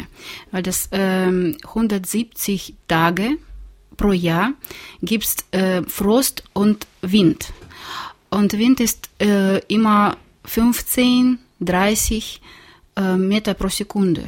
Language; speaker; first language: German; non-native, learner; Russian